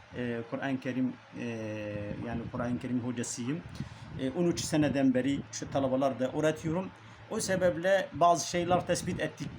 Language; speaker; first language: Turkish; non-native, learner; Arabic